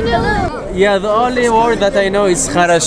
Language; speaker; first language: English; non-native, fluent; Arabic